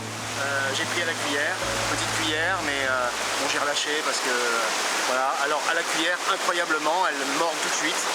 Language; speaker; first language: French; native; French